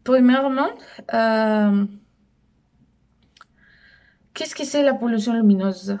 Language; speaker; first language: French; non-native, learner; Spanish